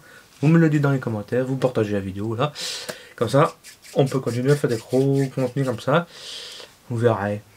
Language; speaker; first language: French; native; French